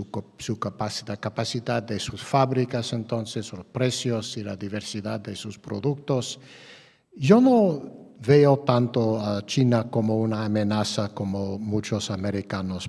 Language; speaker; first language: Spanish; non-native, fluent; English